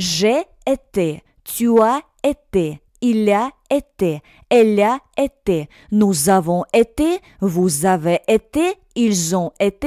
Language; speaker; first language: French; non-native, fluent; Russian